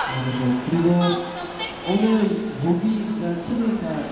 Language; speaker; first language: Korean; non-native, fluent; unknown